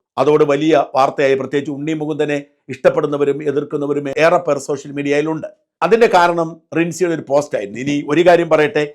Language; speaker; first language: Malayalam; native; Malayalam